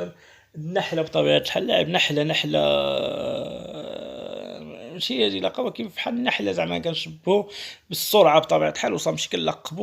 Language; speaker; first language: Arabic; native; Arabic